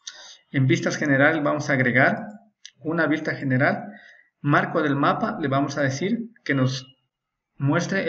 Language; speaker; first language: Spanish; native; Spanish